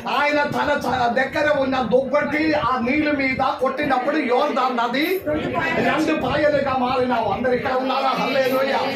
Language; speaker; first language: Telugu; non-native, local second language; Malayalam